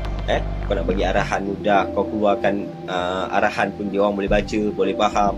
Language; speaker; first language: Malay; native; Malay